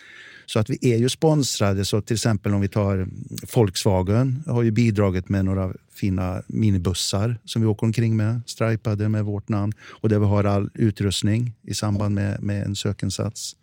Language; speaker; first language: Swedish; native; Swedish